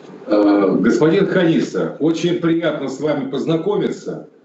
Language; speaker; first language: Russian; native; Russian